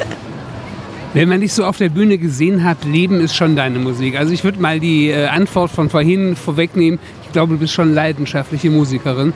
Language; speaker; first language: German; native; German